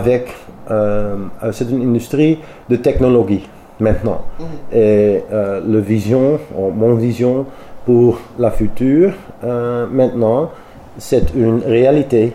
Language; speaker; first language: French; non-native, learner; Dutch